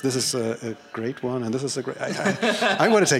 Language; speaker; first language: English; non-native, fluent; German